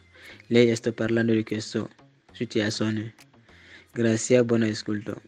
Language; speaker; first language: Italian; non-native, learner; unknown